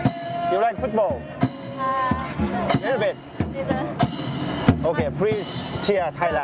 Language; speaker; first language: English; non-native, learner; Japanese